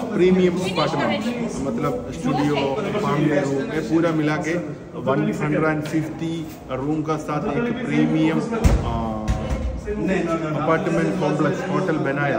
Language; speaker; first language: Hindi; non-native, fluent; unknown